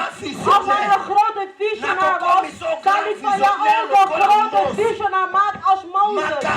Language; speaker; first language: Dutch; non-native, fluent; Lingala